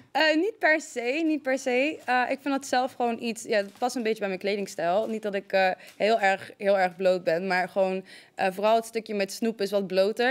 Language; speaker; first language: Dutch; native; Dutch